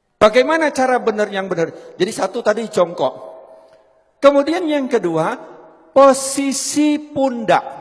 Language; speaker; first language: Indonesian; non-native, local second language; Javanese